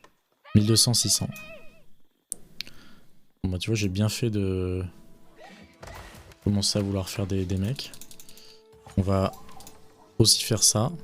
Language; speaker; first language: French; native; French